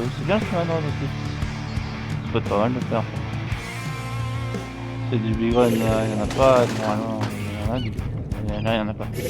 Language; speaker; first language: French; native; French